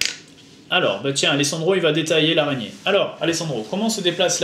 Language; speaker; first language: French; native; French